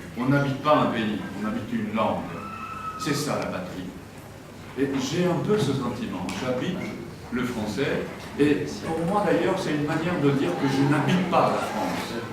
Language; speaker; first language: French; non-native, fluent; Japanese